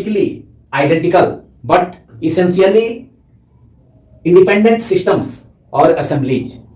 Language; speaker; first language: English; non-native, local second language; Hindi